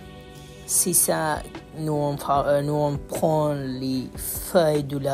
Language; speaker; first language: French; non-native, learner; Bangla